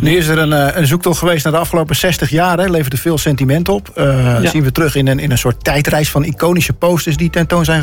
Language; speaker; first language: Dutch; native; Dutch